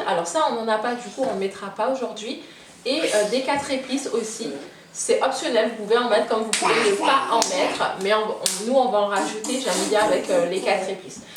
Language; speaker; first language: French; native; French